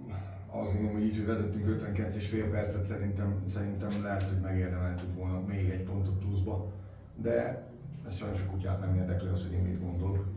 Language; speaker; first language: Hungarian; native; Hungarian